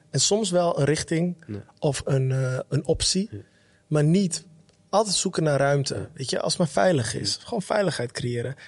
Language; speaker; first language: Dutch; early bilingual, other home language; Somali